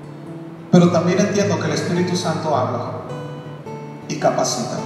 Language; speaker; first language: Spanish; native; Spanish